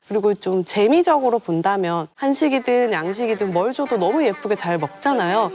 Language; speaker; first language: Korean; native; Korean